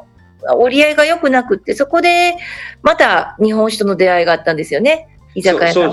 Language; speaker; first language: Japanese; native; Japanese